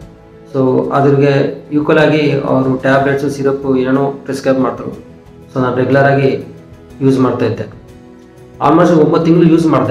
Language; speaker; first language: Kannada; non-native, local second language; Telugu